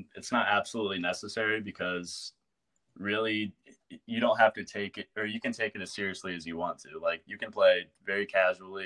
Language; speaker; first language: English; native; English